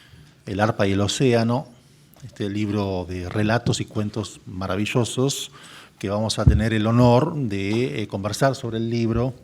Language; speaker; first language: Spanish; native; Spanish